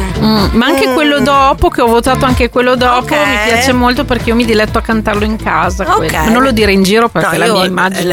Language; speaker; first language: Italian; native; Italian